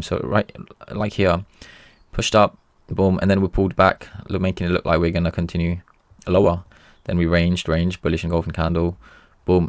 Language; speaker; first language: English; native; English